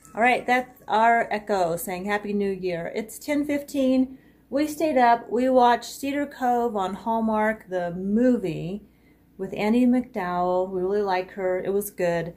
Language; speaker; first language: English; native; English